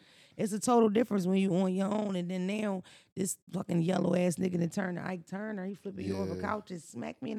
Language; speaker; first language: English; native; English